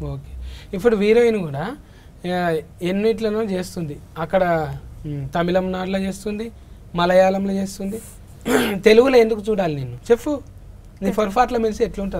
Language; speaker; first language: Telugu; native; Telugu